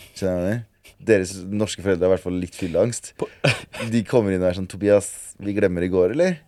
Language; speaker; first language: Norwegian; early bilingual, other home language; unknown